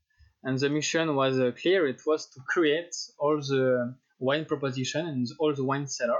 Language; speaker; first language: English; non-native, fluent; French